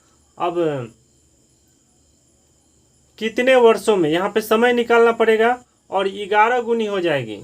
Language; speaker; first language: Hindi; native; Hindi